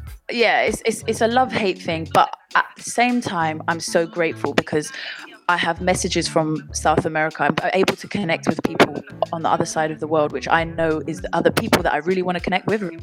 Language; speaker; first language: English; native; English